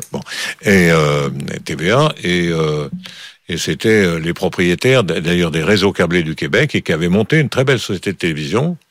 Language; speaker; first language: French; native; French